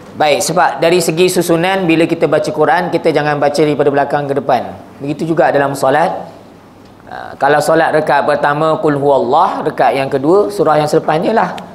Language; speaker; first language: Malay; native; Malay